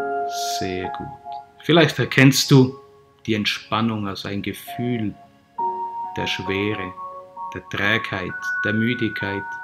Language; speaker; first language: German; native; German